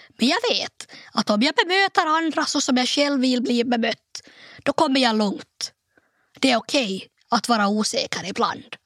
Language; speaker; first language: Swedish; native; Swedish